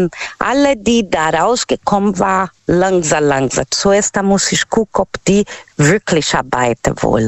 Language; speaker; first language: German; non-native, learner; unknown